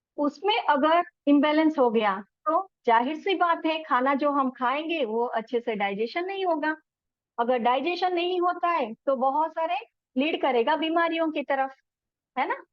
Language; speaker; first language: Hindi; non-native, local second language; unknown